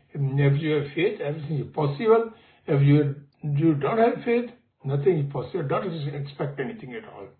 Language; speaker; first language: English; non-native, local second language; Punjabi